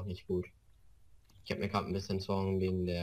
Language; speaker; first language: German; native; German